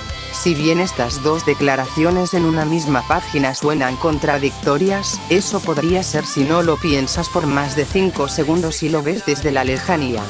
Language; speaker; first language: Spanish; native; Spanish